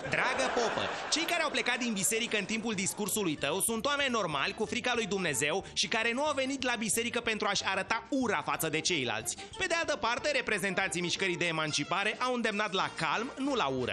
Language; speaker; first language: Romanian; native; Romanian